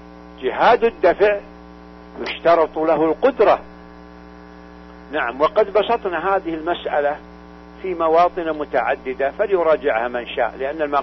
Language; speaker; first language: Arabic; native; Arabic